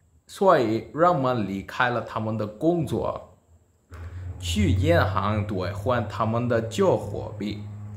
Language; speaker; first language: Chinese; non-native, learner; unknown